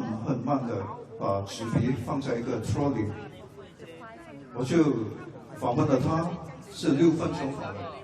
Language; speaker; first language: Chinese; non-native, local second language; English